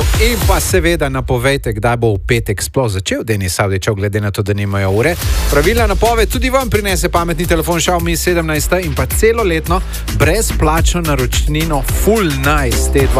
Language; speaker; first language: Slovenian; native; Slovenian